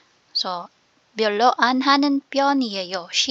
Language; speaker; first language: Korean; non-native, fluent; Filipino